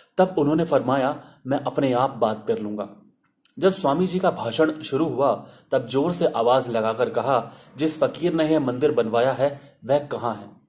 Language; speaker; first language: Hindi; non-native, local second language; Sindhi